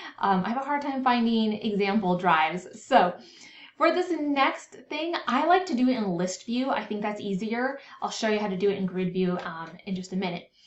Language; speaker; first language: English; native; English